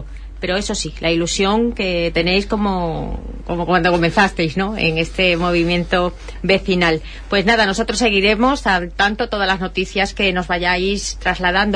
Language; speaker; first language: Spanish; native; Spanish